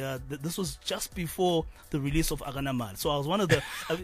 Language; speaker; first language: English; non-native, local second language; Swati